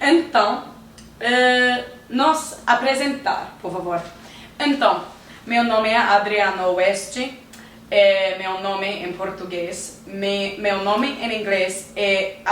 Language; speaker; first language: Portuguese; non-native, learner; English